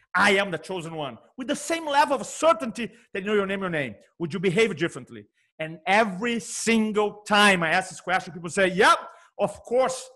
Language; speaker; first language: English; non-native, fluent; Portuguese